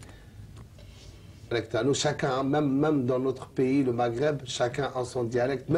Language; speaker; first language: French; non-native, local second language; Arabic